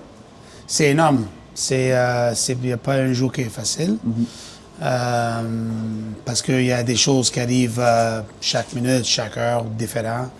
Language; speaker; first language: French; non-native, local second language; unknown